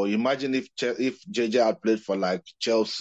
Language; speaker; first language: English; non-native, local second language; Igbo